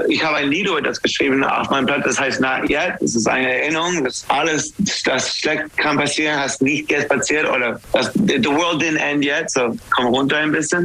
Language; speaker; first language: German; non-native, learner; English